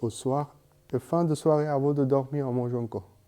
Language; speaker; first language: French; non-native, learner; Bangla